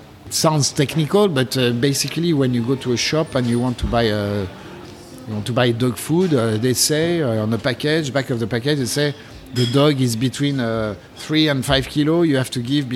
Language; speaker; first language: English; non-native, fluent; French